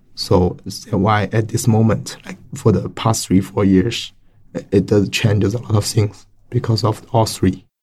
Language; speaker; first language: English; non-native, fluent; Chinese